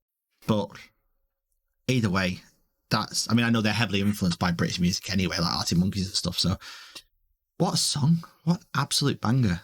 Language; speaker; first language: English; native; English